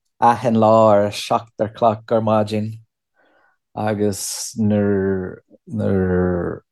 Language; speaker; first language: Irish; non-native, learner; English